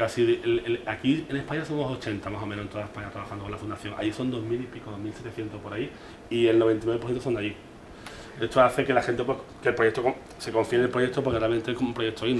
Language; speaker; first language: Spanish; native; Spanish